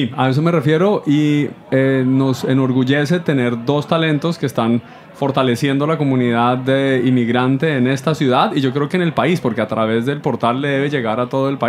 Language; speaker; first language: Spanish; native; Spanish